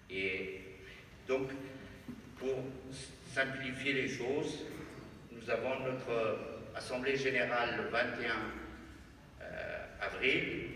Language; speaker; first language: French; non-native, fluent; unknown